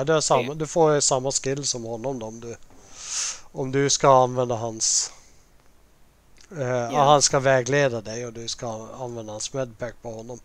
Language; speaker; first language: Swedish; native; Swedish